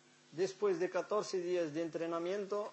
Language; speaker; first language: Spanish; non-native, fluent; Arabic